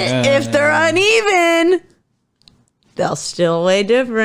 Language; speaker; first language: English; native; English